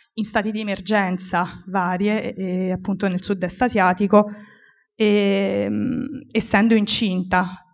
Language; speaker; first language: Italian; native; Italian